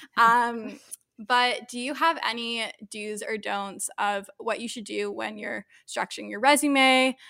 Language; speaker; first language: English; native; English